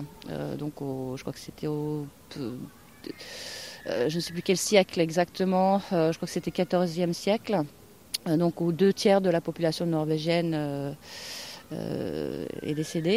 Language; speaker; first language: French; non-native, fluent; Norwegian